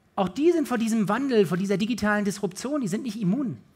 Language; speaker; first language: German; native; German